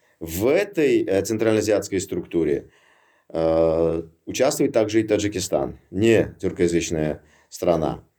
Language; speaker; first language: Russian; non-native, local second language; Uzbek